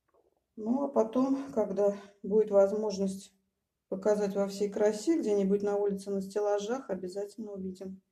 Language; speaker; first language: Russian; native; Russian